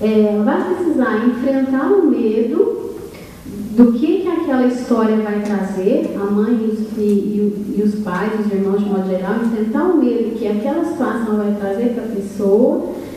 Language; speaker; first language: Portuguese; native; Portuguese